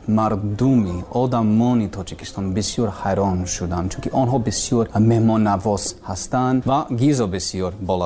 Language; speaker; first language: Persian; non-native, learner; English